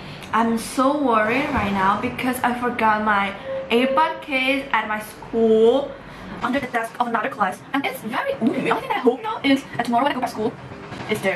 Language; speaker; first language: English; non-native, learner; Chinese